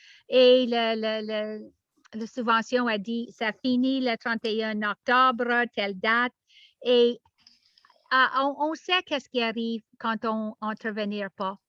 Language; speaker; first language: French; non-native, learner; English